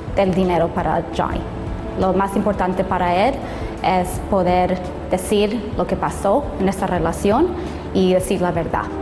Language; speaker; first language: Spanish; early bilingual, heritage; Spanish